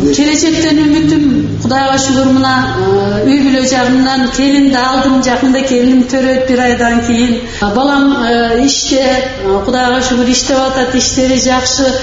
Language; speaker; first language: Kyrgyz; non-native, local second language; Karachay-Balkar